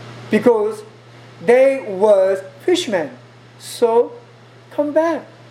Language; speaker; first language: English; non-native, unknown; Korean